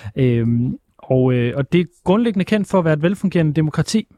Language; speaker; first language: Danish; native; Danish